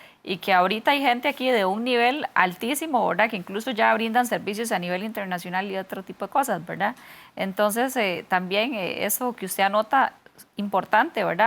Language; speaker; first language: Spanish; native; Spanish